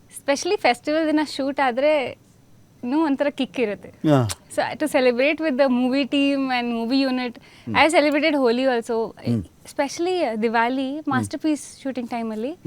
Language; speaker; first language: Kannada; non-native, fluent; Hindi